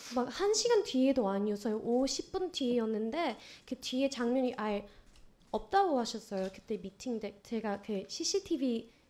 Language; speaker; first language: Korean; non-native, fluent; Vietnamese